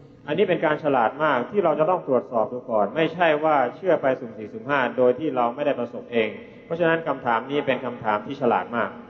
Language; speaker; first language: Thai; native; Thai